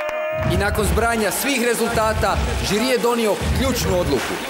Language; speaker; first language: Serbian; native; Serbian